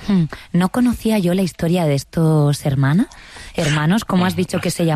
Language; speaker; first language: Spanish; native; Spanish